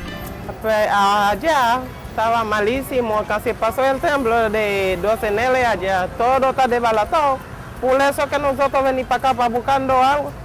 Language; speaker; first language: Spanish; non-native, learner; Haitian Creole